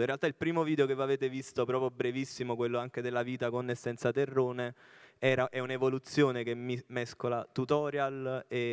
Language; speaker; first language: Italian; native; Italian